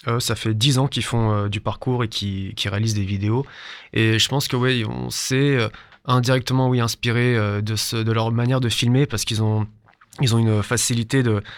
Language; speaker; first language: French; native; French